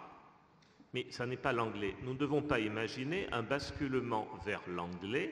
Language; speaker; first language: French; native; French